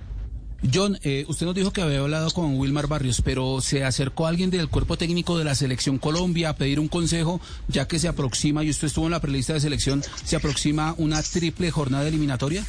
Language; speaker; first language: Spanish; native; Spanish